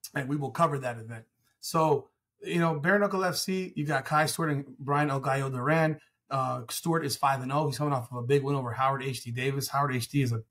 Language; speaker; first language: English; early bilingual, other home language; Spanish